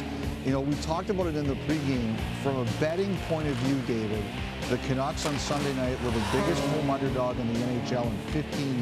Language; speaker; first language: English; native; English